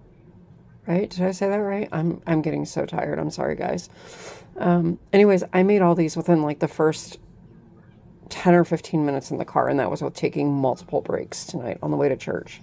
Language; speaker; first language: English; native; English